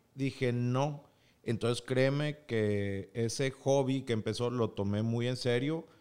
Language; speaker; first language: Spanish; native; Spanish